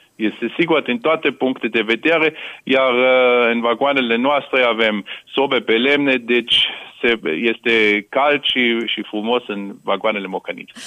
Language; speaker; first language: Romanian; non-native, fluent; German